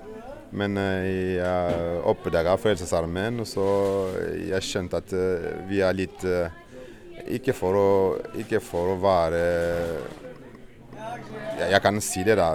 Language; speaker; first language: Swedish; non-native, fluent; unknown